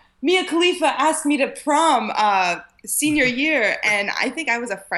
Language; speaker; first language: English; early bilingual, other home language; Arabic